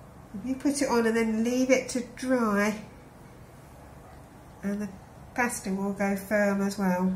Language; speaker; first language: English; native; English